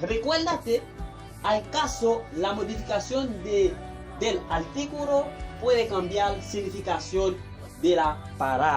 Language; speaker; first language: Spanish; non-native, fluent; Haitian Creole